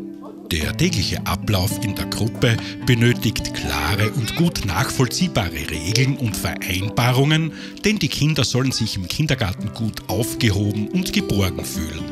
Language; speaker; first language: German; native; German